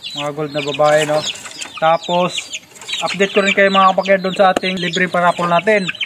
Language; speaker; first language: Filipino; non-native, local second language; Cebuano